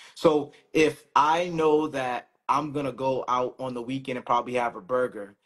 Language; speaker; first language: English; native; English